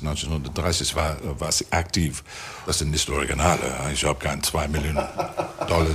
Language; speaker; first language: German; non-native, fluent; English